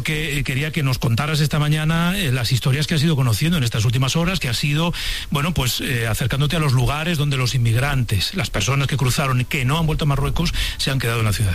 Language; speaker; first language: Spanish; native; Spanish